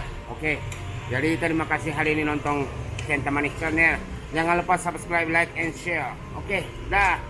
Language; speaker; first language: Indonesian; non-native, learner; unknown